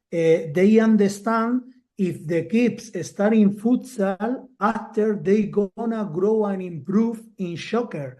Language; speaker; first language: English; non-native, learner; Spanish